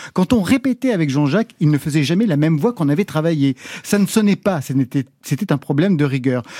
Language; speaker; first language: French; native; French